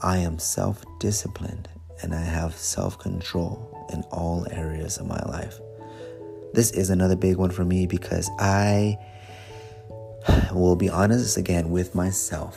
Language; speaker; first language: English; native; English